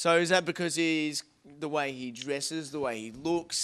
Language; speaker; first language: English; native; English